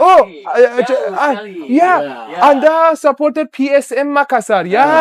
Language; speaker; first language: Indonesian; non-native, learner; Persian